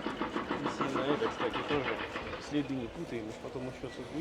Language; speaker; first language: Russian; native; Russian